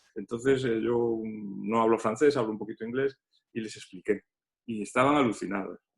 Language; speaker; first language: Spanish; native; Spanish